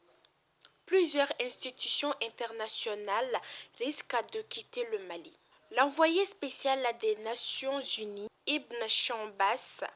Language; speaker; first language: French; non-native, local second language; Bambara